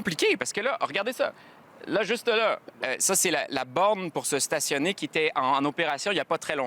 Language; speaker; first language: French; native; French